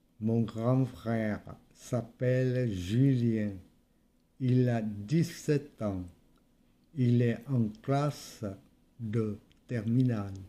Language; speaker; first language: French; non-native, fluent; Vietnamese